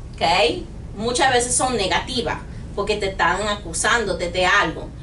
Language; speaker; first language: Spanish; non-native, learner; English